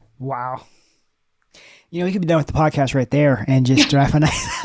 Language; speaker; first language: English; native; English